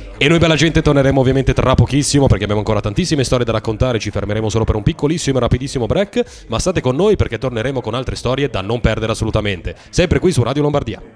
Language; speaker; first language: Italian; native; Italian